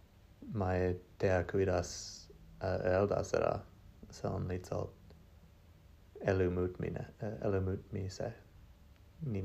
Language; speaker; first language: Estonian; non-native, learner; English